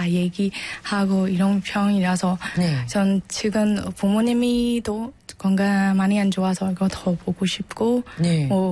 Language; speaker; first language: Korean; non-native, learner; Burmese